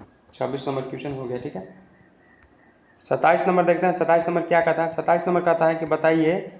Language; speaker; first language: Hindi; native; Hindi